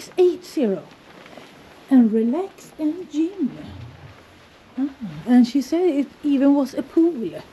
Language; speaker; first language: English; non-native, fluent; Swedish